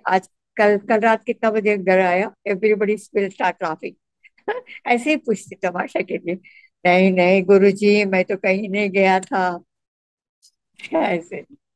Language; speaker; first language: Hindi; non-native, local second language; Tamil